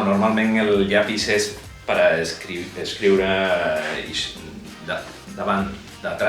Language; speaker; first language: Catalan; non-native, local second language; Spanish